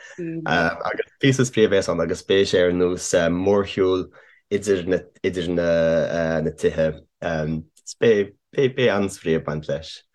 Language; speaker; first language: Irish; non-native, fluent; English